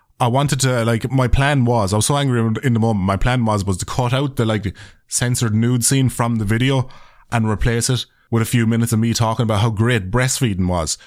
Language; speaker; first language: English; native; English